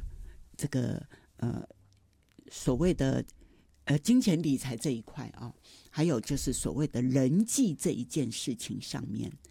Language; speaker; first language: Chinese; native; Chinese